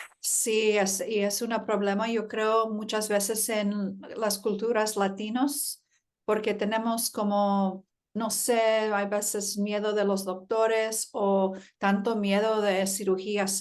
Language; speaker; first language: Spanish; early bilingual, heritage; Spanish